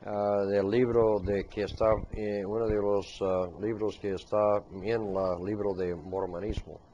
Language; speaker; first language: Spanish; non-native, fluent; English